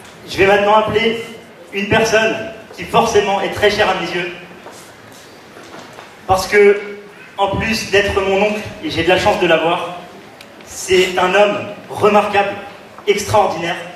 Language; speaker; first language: French; native; French